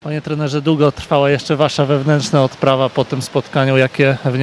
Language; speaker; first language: Polish; native; Polish